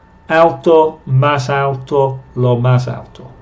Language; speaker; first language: Spanish; non-native, fluent; English